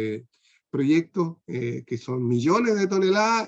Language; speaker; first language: Spanish; non-native, fluent; Portuguese